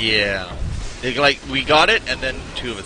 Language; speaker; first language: English; native; English